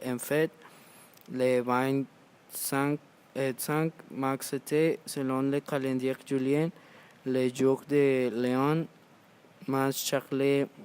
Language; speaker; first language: French; non-native, learner; Spanish